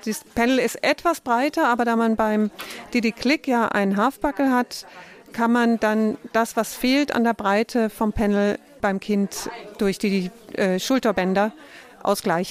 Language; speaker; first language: German; native; German